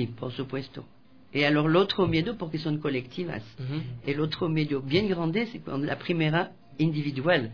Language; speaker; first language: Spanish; non-native, fluent; French